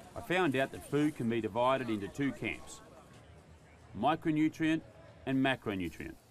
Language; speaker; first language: English; native; English